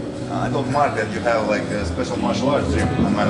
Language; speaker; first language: English; non-native, fluent; Russian